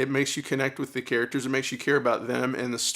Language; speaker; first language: English; native; English